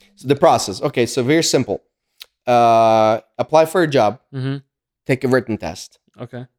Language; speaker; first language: English; early bilingual, other home language; Ukrainian